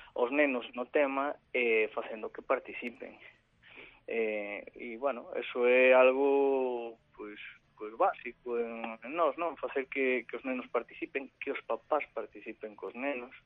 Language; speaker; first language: Galician; early bilingual, other home language; Spanish